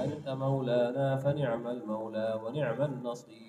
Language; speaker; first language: Arabic; native; Arabic